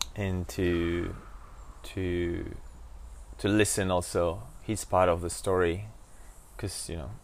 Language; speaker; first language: English; non-native, fluent; Spanish